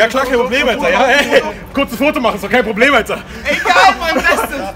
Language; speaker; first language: German; native; German